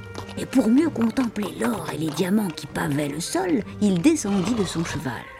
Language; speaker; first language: French; native; French